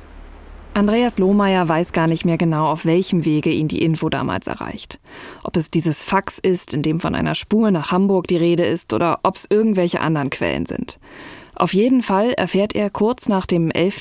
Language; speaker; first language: German; native; German